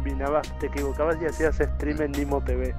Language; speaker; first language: Spanish; native; Spanish